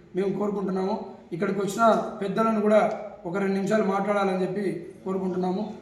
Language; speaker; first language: Telugu; native; Telugu